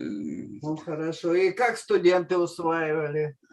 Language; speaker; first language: Russian; native; Russian